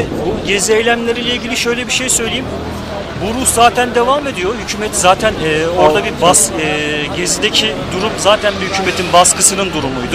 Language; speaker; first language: Turkish; native; Turkish